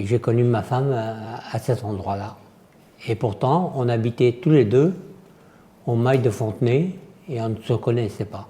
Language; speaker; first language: French; native; French